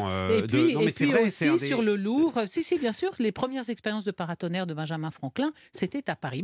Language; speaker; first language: French; native; French